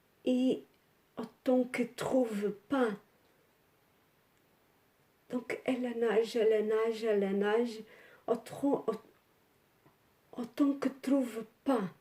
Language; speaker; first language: French; non-native, learner; Portuguese